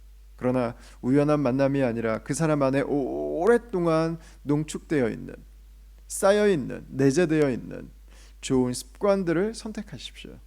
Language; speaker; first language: Korean; native; Korean